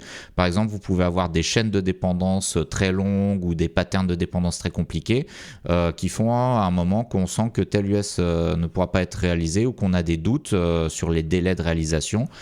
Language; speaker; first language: French; native; French